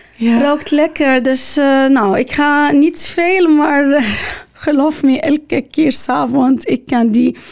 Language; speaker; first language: Dutch; non-native, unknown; Arabic